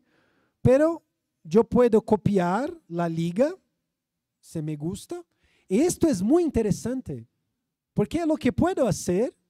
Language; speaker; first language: Spanish; non-native, fluent; Portuguese